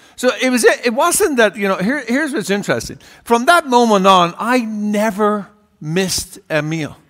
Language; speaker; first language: English; native; English